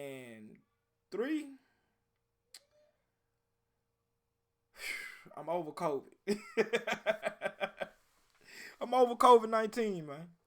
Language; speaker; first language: English; native; English